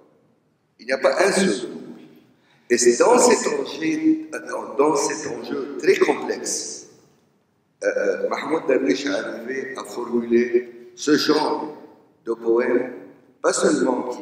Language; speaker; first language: French; non-native, local second language; Arabic